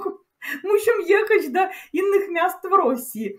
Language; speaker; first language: Polish; non-native, learner; Russian